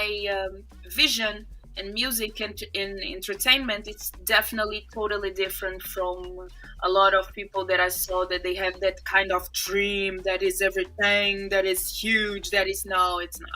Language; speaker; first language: English; non-native, fluent; Portuguese